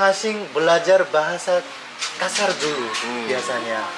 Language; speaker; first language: Indonesian; non-native, fluent; Korean